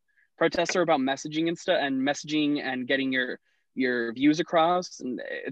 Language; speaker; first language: English; native; English